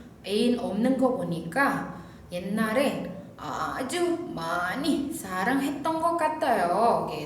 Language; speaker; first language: Korean; non-native, fluent; Indonesian